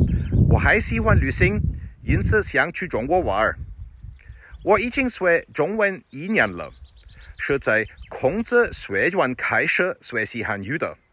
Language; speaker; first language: Chinese; non-native, learner; German